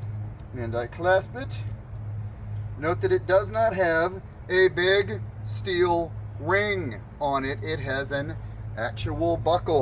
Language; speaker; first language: English; native; English